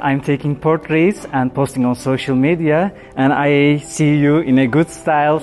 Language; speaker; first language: English; non-native, learner; Turkish